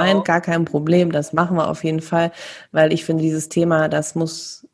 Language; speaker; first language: German; native; German